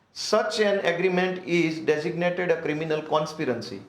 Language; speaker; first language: English; non-native, local second language; Gujarati